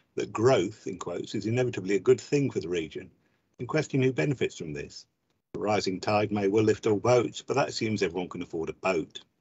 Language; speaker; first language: English; native; English